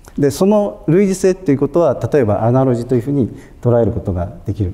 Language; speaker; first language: Japanese; native; Japanese